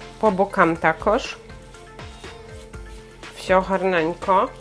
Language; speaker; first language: Polish; non-native, learner; Ukrainian